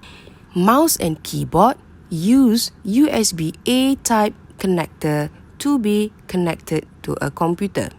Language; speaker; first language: English; non-native, local second language; Malay